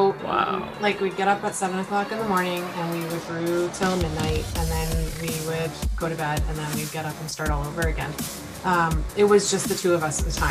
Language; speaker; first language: English; native; English